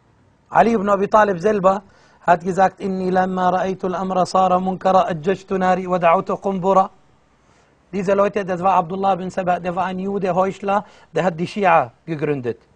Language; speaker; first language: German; non-native, fluent; Arabic